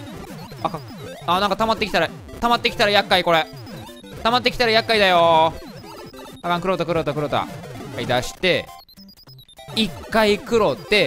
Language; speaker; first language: Japanese; native; Japanese